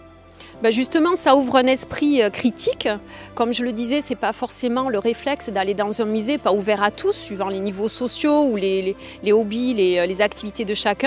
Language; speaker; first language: French; native; French